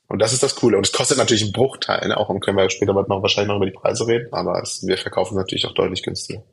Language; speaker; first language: German; early bilingual, other home language; Persian